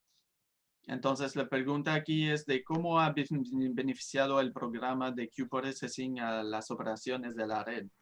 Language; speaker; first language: Spanish; non-native, fluent; French